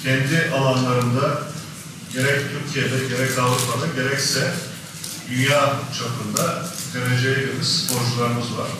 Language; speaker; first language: Turkish; native; Turkish